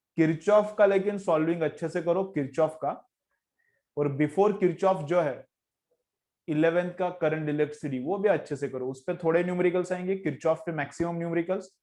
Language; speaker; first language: Hindi; non-native, local second language; Marathi